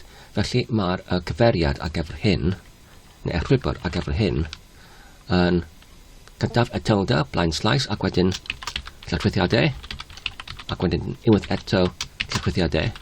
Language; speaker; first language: Welsh; non-native, learner; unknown